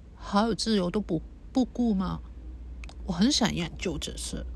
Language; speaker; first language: Chinese; non-native, local second language; Cantonese